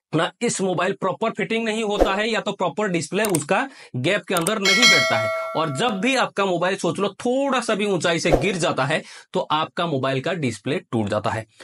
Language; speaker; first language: Hindi; non-native, local second language; Odia